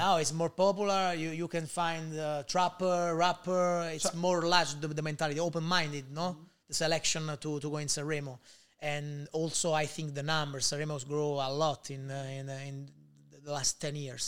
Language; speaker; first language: English; non-native, learner; Italian